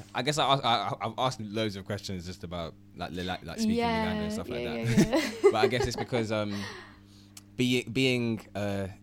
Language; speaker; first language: English; early bilingual, other home language; Ganda